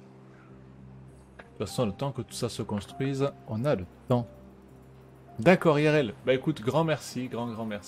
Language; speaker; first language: French; native; French